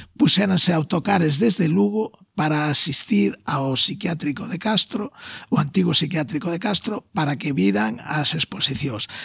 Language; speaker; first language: Galician; non-native, local second language; Spanish